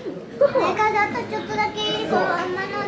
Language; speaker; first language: Japanese; early bilingual, heritage; Japanese